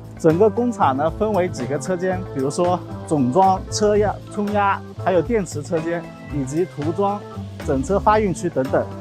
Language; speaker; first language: Chinese; native; Chinese